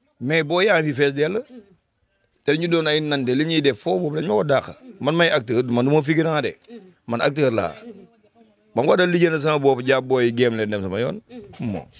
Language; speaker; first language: Wolof; non-native, local second language; Fula